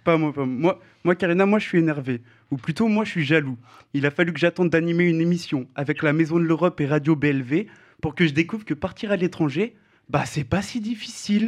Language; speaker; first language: French; native; French